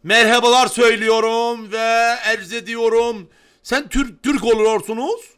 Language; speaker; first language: Turkish; non-native, learner; Azerbaijani